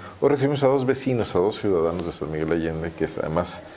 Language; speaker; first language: Spanish; native; Spanish